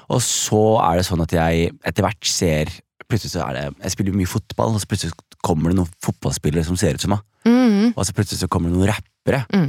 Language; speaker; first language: Norwegian; early bilingual, other home language; Somali